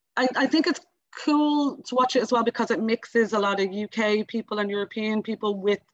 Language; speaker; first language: English; native; English